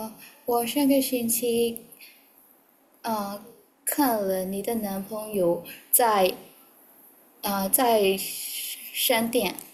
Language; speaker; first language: Chinese; non-native, learner; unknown